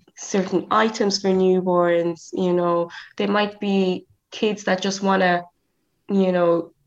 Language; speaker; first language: English; native; English